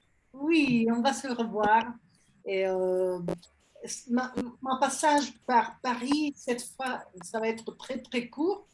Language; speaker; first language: French; non-native, fluent; Spanish